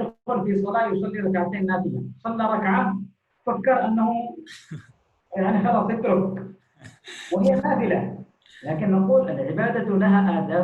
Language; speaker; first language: Arabic; native; Arabic